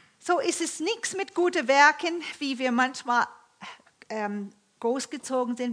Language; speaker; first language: German; non-native, fluent; English